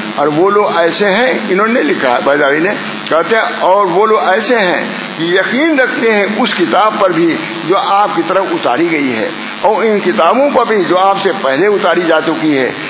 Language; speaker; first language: Urdu; native; Urdu